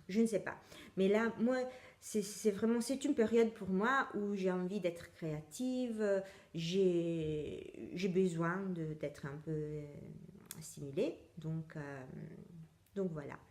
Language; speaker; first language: French; non-native, fluent; Italian